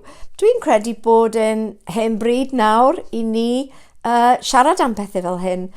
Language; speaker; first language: Welsh; non-native, local second language; English